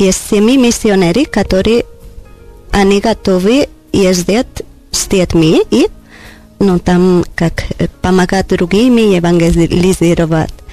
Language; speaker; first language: Russian; non-native, learner; Spanish